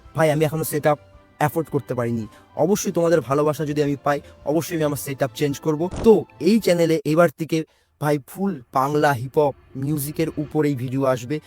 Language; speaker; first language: Bangla; native; Bangla